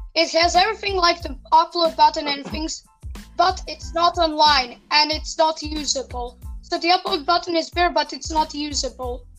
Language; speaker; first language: English; non-native, fluent; Serbian